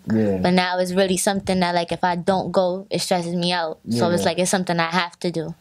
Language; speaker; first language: English; native; English